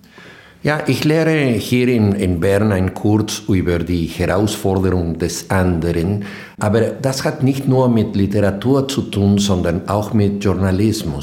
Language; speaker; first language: German; non-native, fluent; Spanish